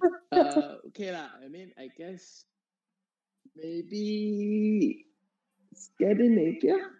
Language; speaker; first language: English; non-native, local second language; Chinese